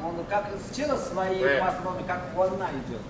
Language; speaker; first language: Russian; non-native, learner; Chinese